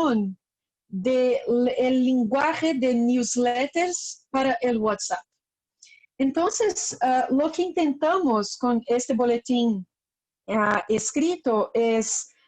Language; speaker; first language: Spanish; non-native, fluent; Portuguese